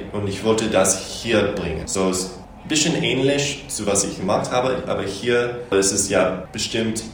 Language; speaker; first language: German; non-native, learner; English